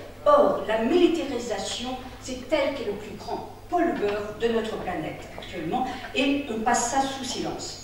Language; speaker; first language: French; native; French